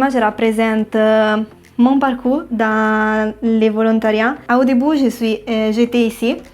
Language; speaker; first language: French; non-native, fluent; Italian